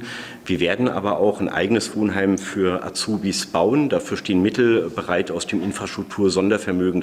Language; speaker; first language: German; native; German